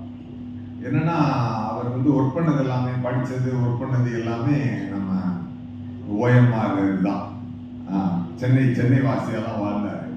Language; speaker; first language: Tamil; native; Tamil